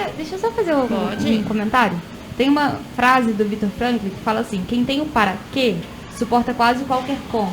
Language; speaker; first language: Portuguese; native; Portuguese